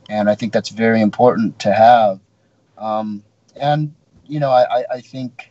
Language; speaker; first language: English; native; English